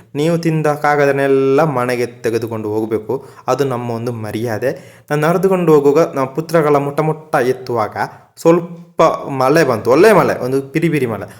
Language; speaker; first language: Kannada; non-native, local second language; Tulu